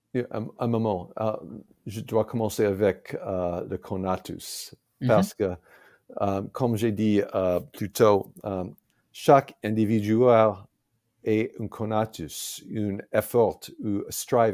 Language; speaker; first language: French; non-native, fluent; English